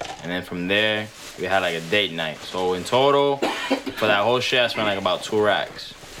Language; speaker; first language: English; early bilingual, other home language; Spanish